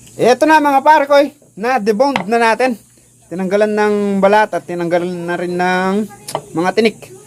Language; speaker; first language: Filipino; non-native, local second language; Pampanga